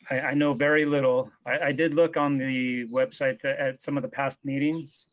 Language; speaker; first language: English; native; English